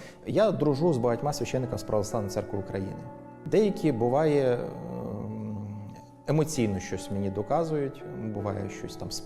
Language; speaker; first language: Ukrainian; native; Ukrainian